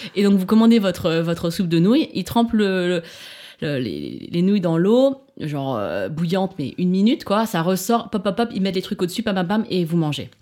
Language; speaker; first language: French; early bilingual, other home language; Chinese